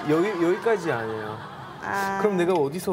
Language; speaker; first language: Korean; non-native, learner; English